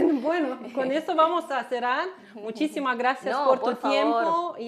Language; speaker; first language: Spanish; non-native, learner; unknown